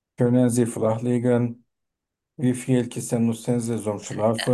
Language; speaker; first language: German; non-native, fluent; Turkish